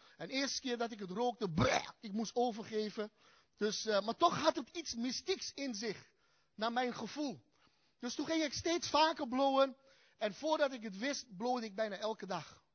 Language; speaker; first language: Dutch; early bilingual, other home language; Turkish